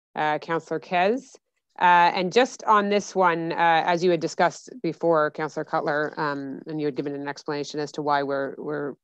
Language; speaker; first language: English; native; English